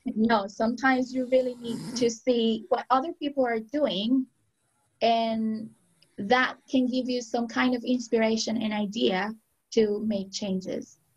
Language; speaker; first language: English; non-native, fluent; Spanish